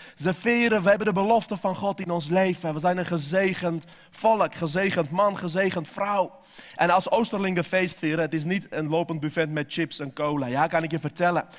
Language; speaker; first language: Dutch; non-native, fluent; Armenian